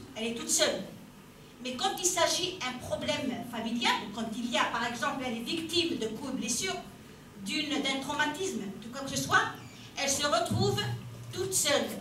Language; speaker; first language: French; non-native, local second language; Arabic